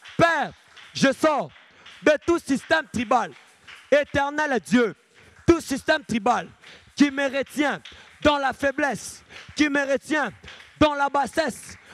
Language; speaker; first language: French; non-native, local second language; Lingala